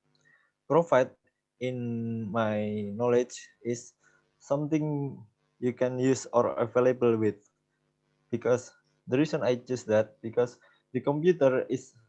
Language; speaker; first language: English; non-native, learner; Indonesian